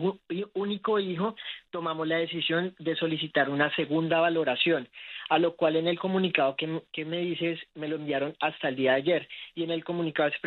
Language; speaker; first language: Spanish; native; Spanish